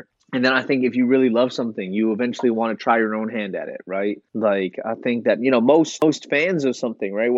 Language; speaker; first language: English; native; English